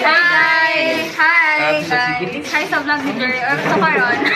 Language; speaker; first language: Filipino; non-native, local second language; Cebuano